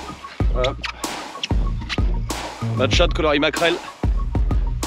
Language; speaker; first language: French; native; French